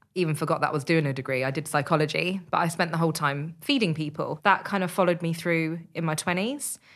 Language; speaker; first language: English; native; English